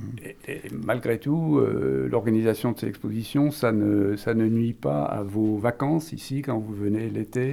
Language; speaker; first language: French; native; French